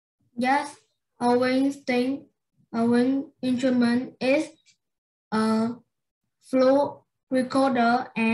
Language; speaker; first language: English; non-native, learner; Vietnamese